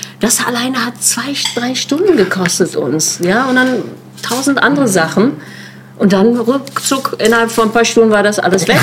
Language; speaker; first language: German; early bilingual, other home language; Turkish